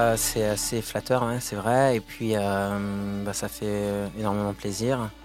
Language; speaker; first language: French; native; French